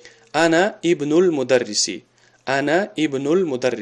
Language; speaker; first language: Arabic; non-native, fluent; Tajik